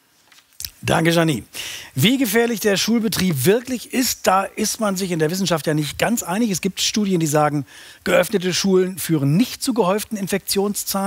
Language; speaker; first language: German; native; German